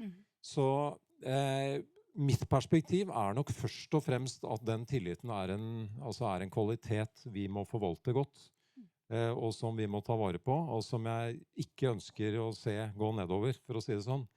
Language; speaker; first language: Norwegian; native; Norwegian